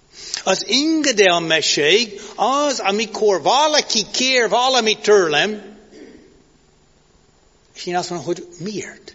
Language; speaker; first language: Hungarian; non-native, fluent; English